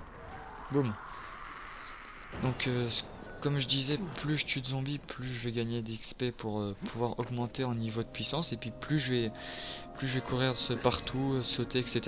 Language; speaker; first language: French; native; French